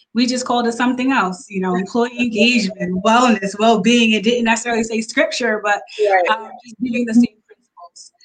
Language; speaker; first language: English; native; English